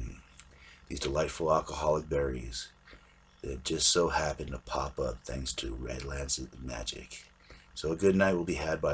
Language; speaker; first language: English; native; English